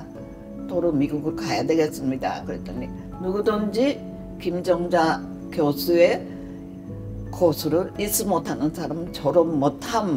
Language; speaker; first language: Korean; early bilingual, heritage; Korean